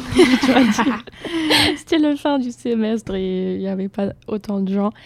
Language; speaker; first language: French; non-native, fluent; German